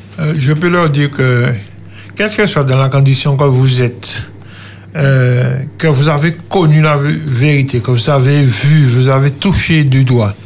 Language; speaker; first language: French; native; French